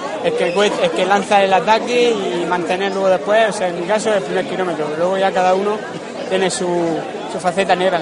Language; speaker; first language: Spanish; native; Spanish